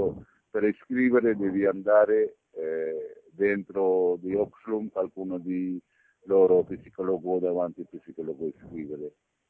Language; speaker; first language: Italian; non-native, learner; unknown